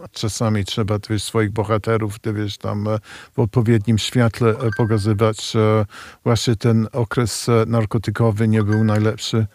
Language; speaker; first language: Polish; non-native, fluent; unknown